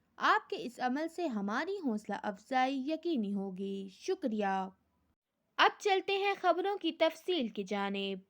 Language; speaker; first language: Urdu; native; Urdu